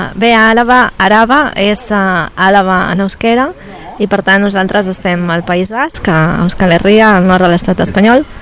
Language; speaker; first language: Catalan; native; Catalan